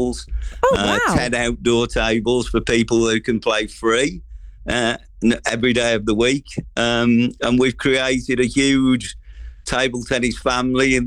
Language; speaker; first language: English; native; English